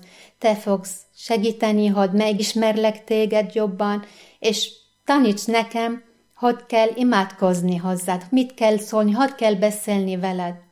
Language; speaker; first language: Hungarian; non-native, fluent; Arabic